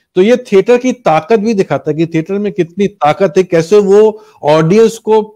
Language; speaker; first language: Hindi; native; Hindi